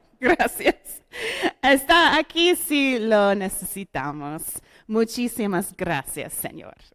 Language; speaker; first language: Spanish; non-native, learner; English